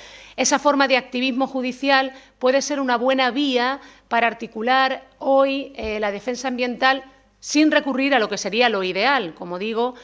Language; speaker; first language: Spanish; native; Spanish